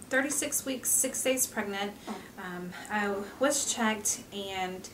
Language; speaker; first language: English; native; English